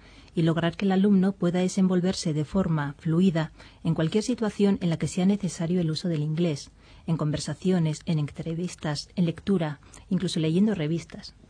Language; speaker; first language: Spanish; native; Spanish